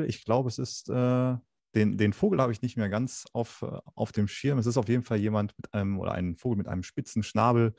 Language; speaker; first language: German; native; German